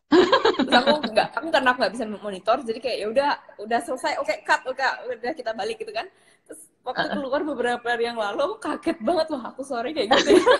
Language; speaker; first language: Indonesian; native; Indonesian